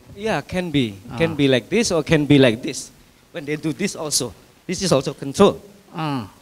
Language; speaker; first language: English; non-native, fluent; Indonesian